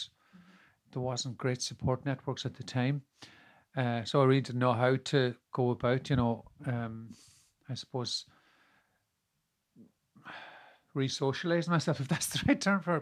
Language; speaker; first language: English; native; English